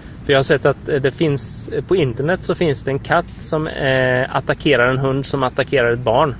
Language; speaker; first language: Swedish; native; Swedish